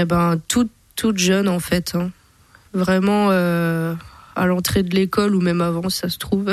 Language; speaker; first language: French; native; French